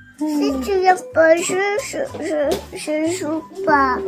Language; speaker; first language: French; early bilingual, other home language; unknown